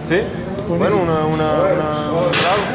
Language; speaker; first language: Spanish; non-native, learner; English